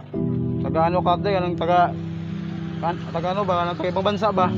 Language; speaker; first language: Filipino; non-native, local second language; Cebuano